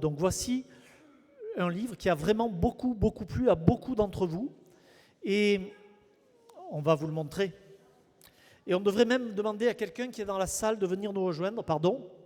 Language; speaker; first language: French; native; French